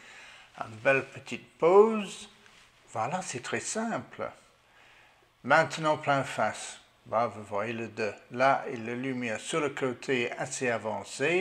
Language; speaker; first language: French; non-native, learner; English